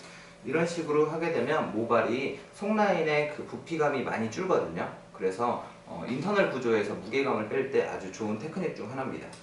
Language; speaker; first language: Korean; native; Korean